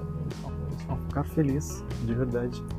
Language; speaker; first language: Portuguese; non-native, fluent; Russian